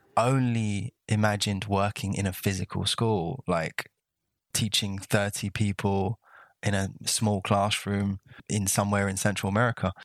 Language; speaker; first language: English; native; English